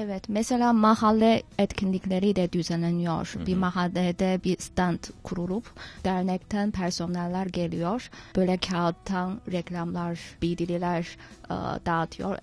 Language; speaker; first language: Turkish; non-native, fluent; Chinese